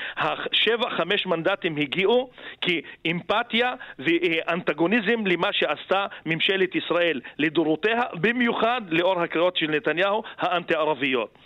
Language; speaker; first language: Hebrew; non-native, local second language; Arabic